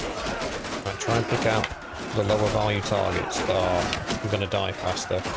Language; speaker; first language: English; native; English